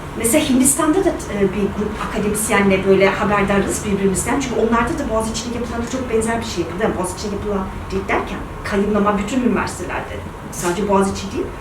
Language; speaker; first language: Turkish; early bilingual, heritage; Turkish